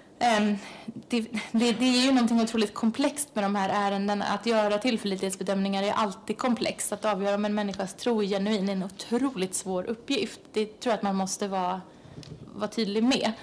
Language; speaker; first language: Swedish; native; Swedish